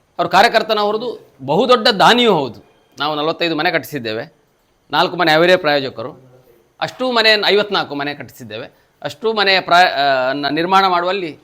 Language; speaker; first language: Kannada; native; Kannada